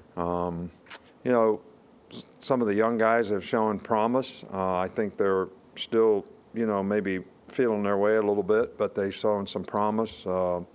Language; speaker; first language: English; native; English